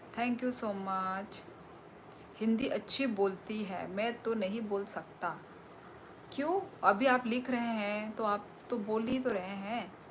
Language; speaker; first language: Hindi; non-native, local second language; Kok Borok